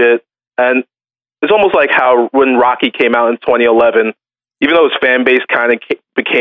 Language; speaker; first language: English; native; English